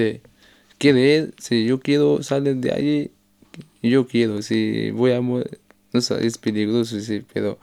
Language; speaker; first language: Spanish; non-native, learner; Arabic